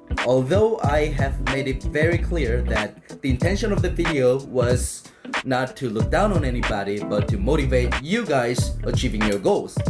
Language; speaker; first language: English; non-native, fluent; Korean